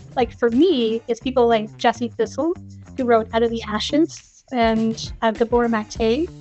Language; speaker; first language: English; native; English